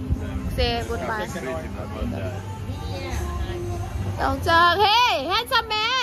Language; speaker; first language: English; non-native, learner; Thai